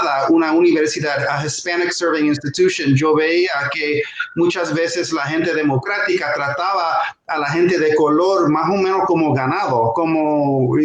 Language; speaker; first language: Spanish; non-native, fluent; English